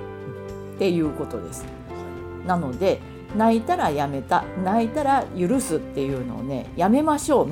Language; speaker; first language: Japanese; native; Japanese